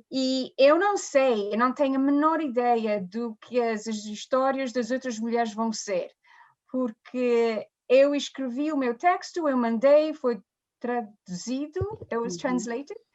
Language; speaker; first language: Portuguese; early bilingual, heritage; Portuguese